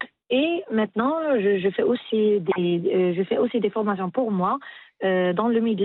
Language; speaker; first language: French; non-native, local second language; Arabic